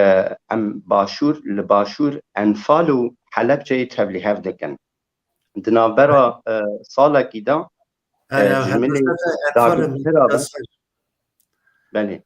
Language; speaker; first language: Kurdish; native; Kurdish